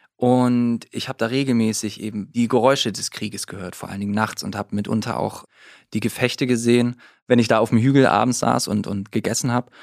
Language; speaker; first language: German; native; German